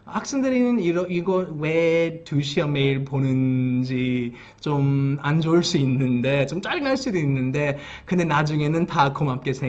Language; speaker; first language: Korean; early bilingual, heritage; English